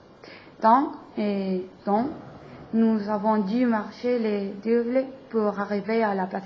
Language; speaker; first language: French; non-native, learner; Spanish